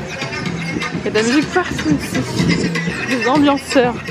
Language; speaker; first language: French; native; French